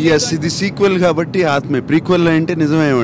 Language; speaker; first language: Telugu; native; Telugu